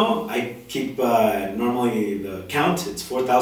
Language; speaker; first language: English; non-native, fluent; Spanish